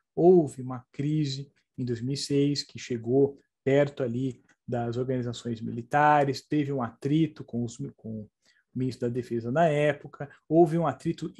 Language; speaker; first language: Portuguese; native; Portuguese